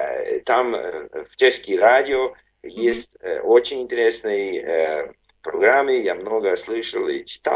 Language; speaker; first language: Russian; non-native, learner; English